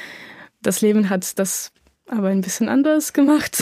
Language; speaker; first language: German; non-native, fluent; Ukrainian